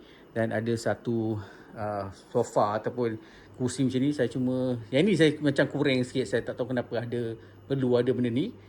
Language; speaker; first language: Malay; native; Malay